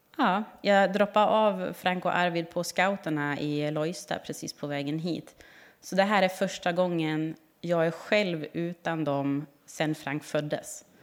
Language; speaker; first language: Swedish; non-native, fluent; German